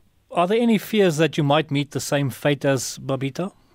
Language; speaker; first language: English; non-native, local second language; Afrikaans